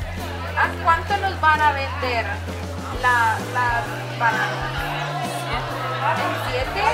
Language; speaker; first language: Spanish; non-native, learner; English